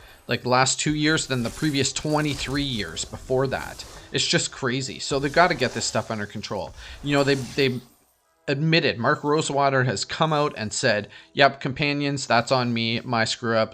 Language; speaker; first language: English; native; English